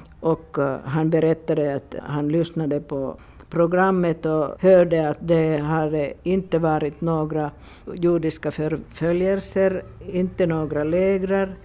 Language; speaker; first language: Swedish; non-native, local second language; Finnish